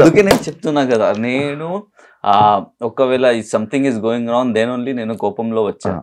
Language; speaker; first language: Telugu; non-native, local second language; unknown